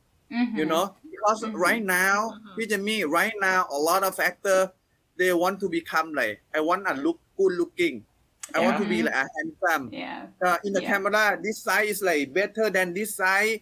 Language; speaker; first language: English; non-native, learner; Thai